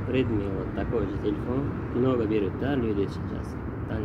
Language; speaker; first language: Russian; non-native, learner; Uzbek